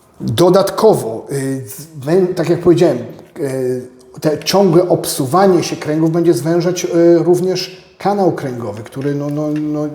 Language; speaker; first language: Polish; native; Polish